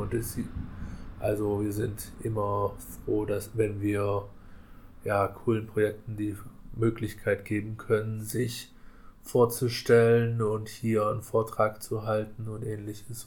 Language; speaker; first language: German; native; German